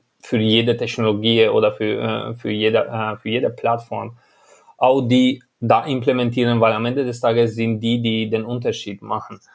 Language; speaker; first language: German; non-native, fluent; Albanian